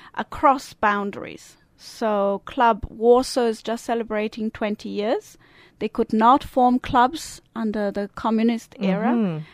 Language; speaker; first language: English; non-native, fluent; Italian